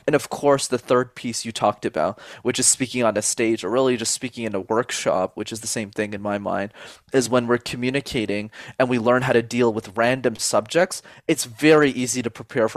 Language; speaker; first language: English; native; English